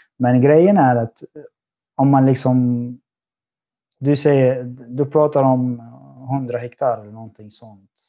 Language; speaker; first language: Swedish; non-native, fluent; Arabic